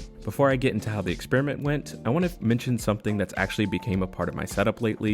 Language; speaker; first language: English; native; English